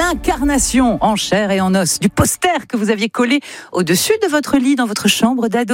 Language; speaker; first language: French; native; French